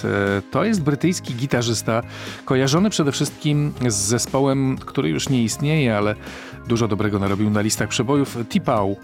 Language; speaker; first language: Polish; native; Polish